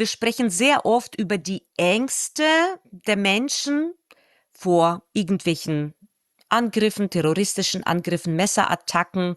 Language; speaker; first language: German; non-native, fluent; Russian